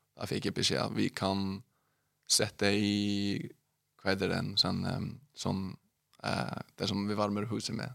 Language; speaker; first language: Norwegian; non-native, fluent; Icelandic